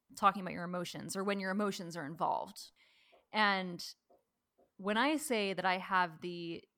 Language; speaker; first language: English; native; English